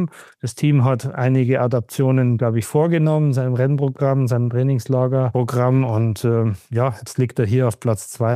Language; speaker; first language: German; native; German